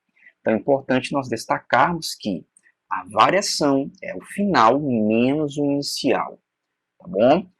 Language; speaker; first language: Portuguese; native; Portuguese